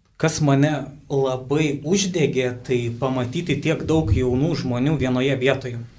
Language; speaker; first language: Lithuanian; native; Lithuanian